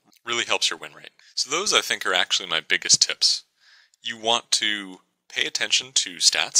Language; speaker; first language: English; native; English